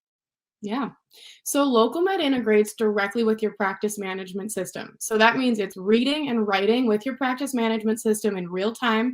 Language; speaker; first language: English; native; English